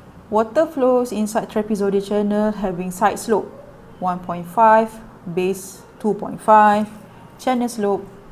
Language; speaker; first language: English; non-native, local second language; Malay